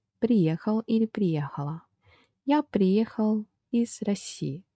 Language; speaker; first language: Russian; non-native, fluent; Japanese